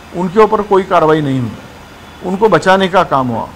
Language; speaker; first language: Hindi; non-native, local second language; Marathi